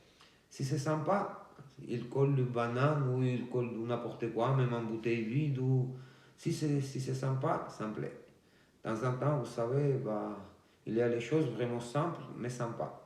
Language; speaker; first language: French; non-native, fluent; Georgian